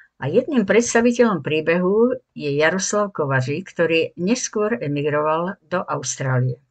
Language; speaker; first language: Slovak; native; Slovak